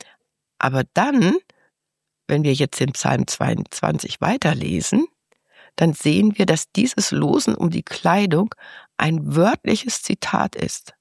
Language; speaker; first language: German; native; German